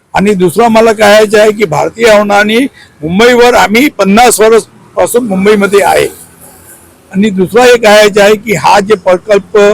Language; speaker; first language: Marathi; non-native, local second language; Gujarati